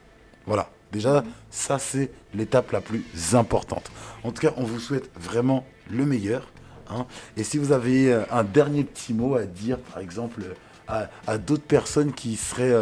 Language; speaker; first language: French; native; French